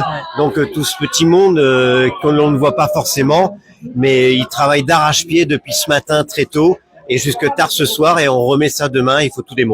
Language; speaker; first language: French; native; French